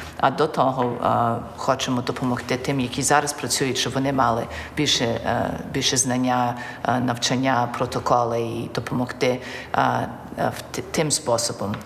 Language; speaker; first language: Ukrainian; early bilingual, heritage; Ukrainian